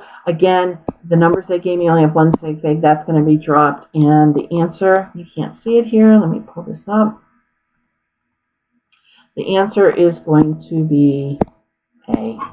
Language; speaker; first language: English; native; English